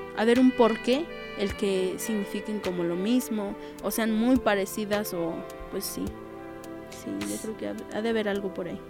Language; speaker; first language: Spanish; non-native, local second language; Tzotzil